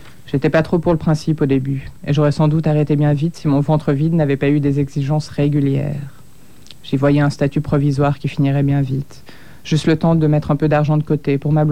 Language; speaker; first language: French; native; French